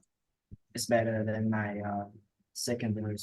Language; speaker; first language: English; non-native, learner; Vietnamese